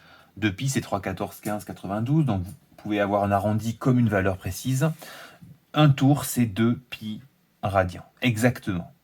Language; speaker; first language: French; native; French